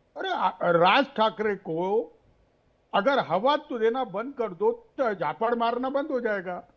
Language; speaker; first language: Hindi; non-native, local second language; Marathi